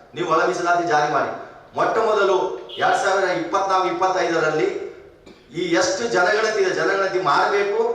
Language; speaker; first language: Kannada; non-native, local second language; Lambadi